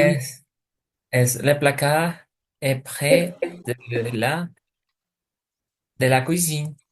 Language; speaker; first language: French; non-native, learner; Portuguese